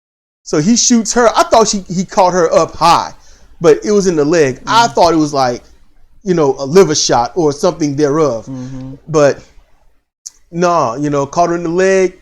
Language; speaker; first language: English; native; English